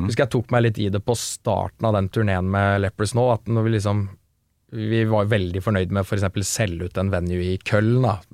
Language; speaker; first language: Norwegian; native; Norwegian